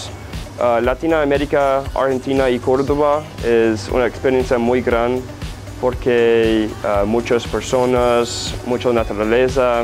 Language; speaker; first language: Spanish; non-native, learner; English